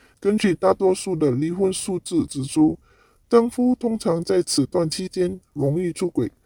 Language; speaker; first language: Chinese; non-native, local second language; Cantonese